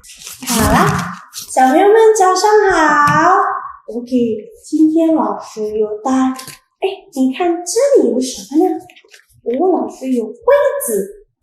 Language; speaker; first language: Chinese; non-native, fluent; Indonesian